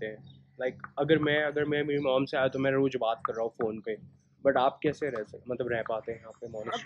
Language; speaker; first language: Hindi; native; Hindi